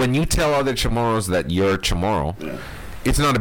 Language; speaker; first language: English; early bilingual, other home language; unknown